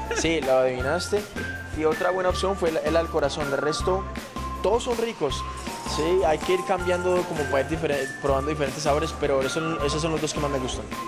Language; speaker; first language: Spanish; native; Spanish